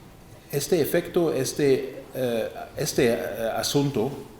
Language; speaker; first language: Spanish; non-native, fluent; German